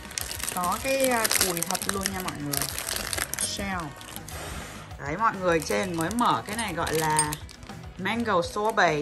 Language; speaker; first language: Vietnamese; early bilingual, heritage; Vietnamese